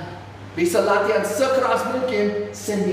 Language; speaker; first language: Indonesian; non-native, fluent; English